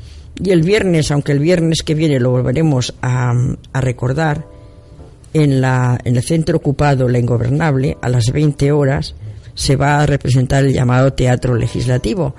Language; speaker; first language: Spanish; native; Spanish